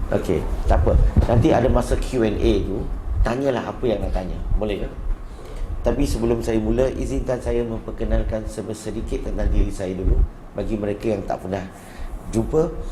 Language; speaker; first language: Malay; non-native, local second language; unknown